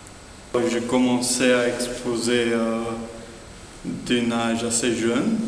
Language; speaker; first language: French; non-native, fluent; Spanish